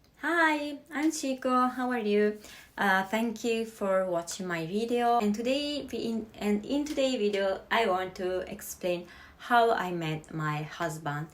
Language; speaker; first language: English; non-native, fluent; Italian